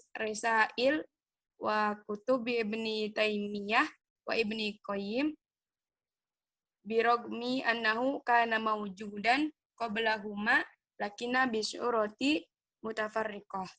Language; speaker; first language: Arabic; non-native, learner; Indonesian